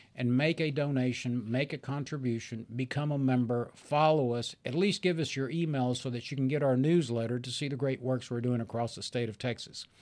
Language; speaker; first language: English; early bilingual, other home language; Spanish